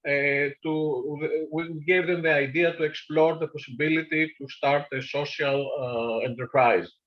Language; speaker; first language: English; non-native, fluent; Greek